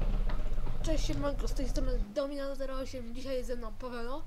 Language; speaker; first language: Polish; native; Polish